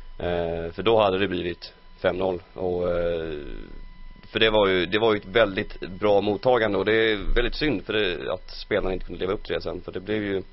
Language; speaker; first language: Swedish; native; Swedish